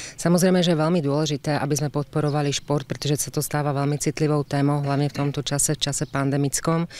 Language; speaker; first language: Slovak; native; Slovak